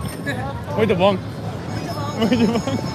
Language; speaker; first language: Portuguese; non-native, learner; English